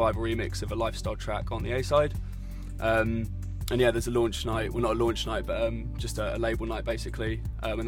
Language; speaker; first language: English; native; English